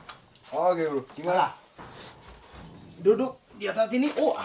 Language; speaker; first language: Indonesian; non-native, learner; Danish